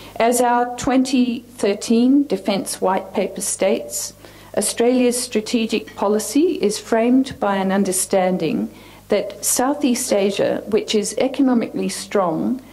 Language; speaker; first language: English; native; English